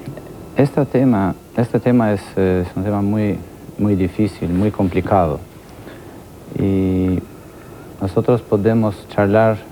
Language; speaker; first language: Spanish; non-native, fluent; Albanian